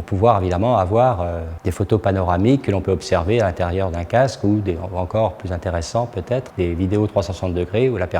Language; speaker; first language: French; native; French